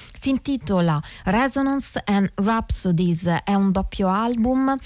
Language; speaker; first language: Italian; native; Italian